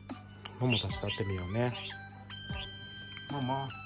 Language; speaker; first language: Japanese; native; Japanese